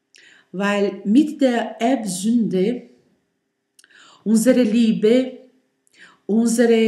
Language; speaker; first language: German; non-native, learner; Portuguese